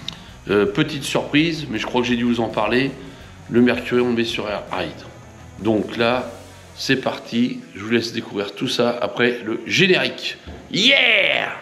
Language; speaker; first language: French; native; French